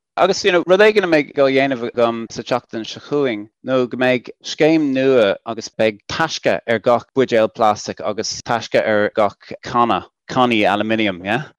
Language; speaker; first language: Irish; non-native, local second language; English